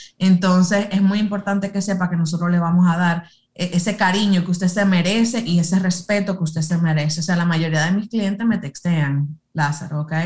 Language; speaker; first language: Spanish; early bilingual, heritage; Spanish